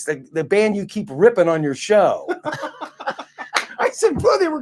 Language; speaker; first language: English; native; English